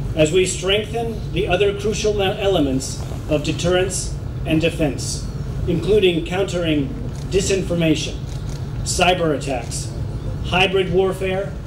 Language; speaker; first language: English; native; English